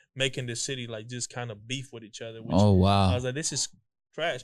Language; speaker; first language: English; early bilingual, other home language; Spanish